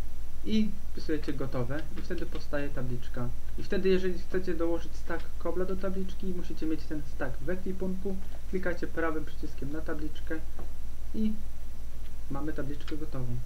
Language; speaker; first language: Polish; native; Polish